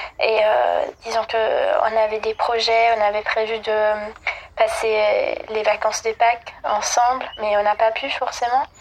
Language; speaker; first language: French; non-native, fluent; Italian